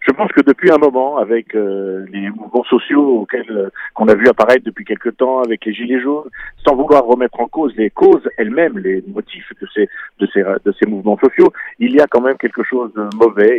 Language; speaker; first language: French; native; French